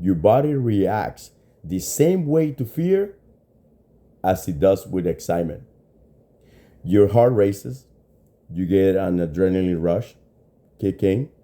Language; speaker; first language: English; non-native, fluent; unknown